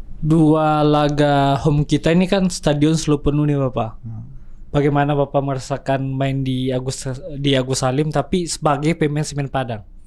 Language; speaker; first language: Indonesian; native; Indonesian